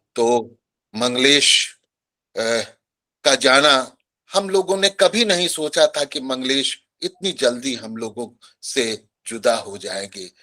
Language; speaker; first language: Hindi; native; Hindi